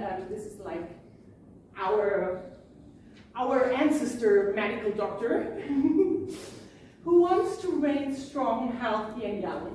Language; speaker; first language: English; non-native, fluent; German